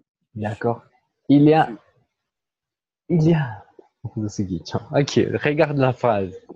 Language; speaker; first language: French; non-native, fluent; Portuguese